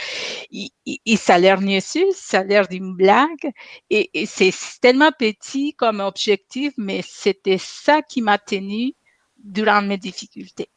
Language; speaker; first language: French; non-native, fluent; Spanish